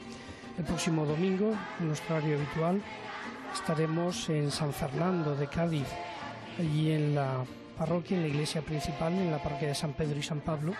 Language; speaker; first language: Spanish; native; Spanish